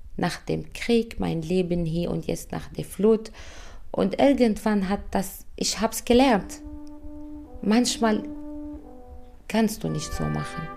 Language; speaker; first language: German; non-native, fluent; Arabic